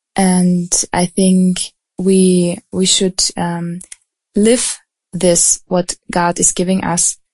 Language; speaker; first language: English; non-native, fluent; Russian